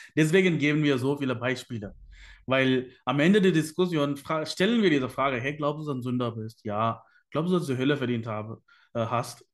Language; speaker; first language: German; non-native, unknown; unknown